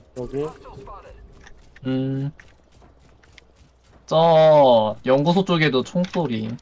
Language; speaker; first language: Korean; native; Korean